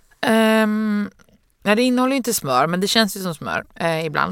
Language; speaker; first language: Swedish; native; Swedish